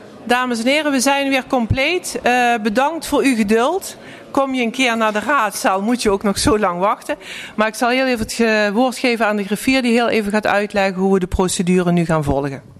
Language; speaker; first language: Dutch; native; Dutch